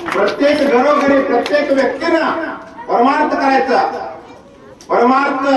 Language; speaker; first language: Marathi; non-native, local second language; Kannada